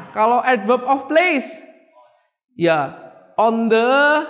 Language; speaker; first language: English; non-native, fluent; Indonesian